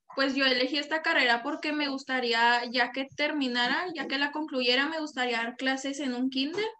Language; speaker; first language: Spanish; native; Spanish